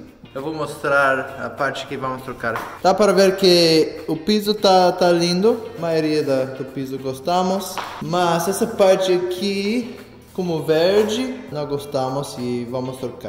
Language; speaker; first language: Portuguese; non-native, learner; English